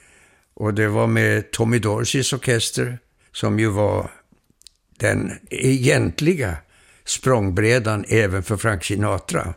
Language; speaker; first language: Swedish; early bilingual, heritage; Swedish